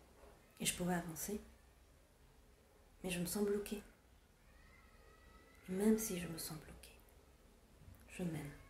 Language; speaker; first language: French; non-native, fluent; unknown